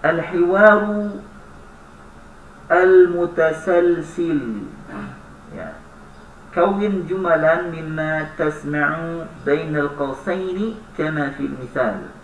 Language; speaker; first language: Arabic; non-native, fluent; Indonesian